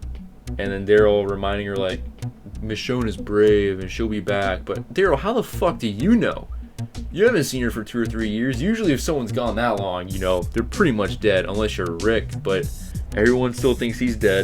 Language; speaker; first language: English; native; English